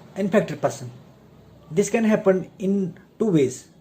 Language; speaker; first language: English; non-native, local second language; Hindi